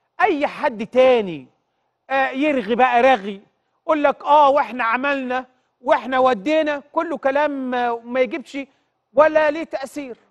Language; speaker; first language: Arabic; native; Arabic